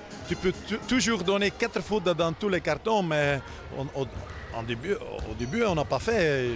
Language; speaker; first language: French; non-native, fluent; Dutch